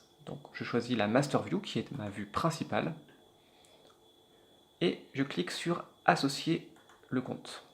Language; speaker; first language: French; native; French